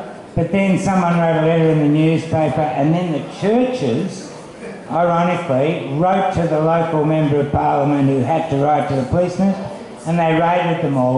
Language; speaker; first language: English; native; English